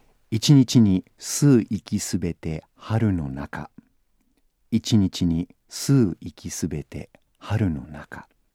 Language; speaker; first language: Japanese; non-native, fluent; English